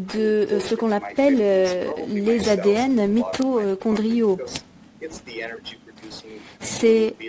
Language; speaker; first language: French; native; French